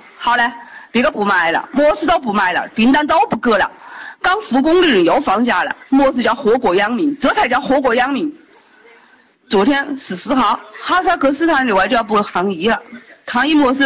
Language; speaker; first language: Chinese; native; Chinese